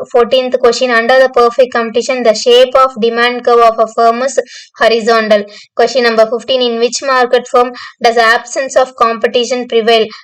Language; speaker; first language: English; non-native, local second language; Tamil